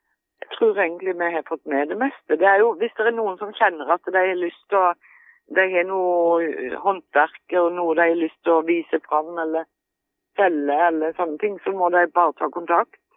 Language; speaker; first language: Norwegian; native; Norwegian